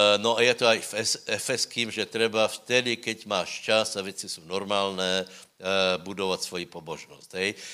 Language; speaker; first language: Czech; non-native, local second language; Slovak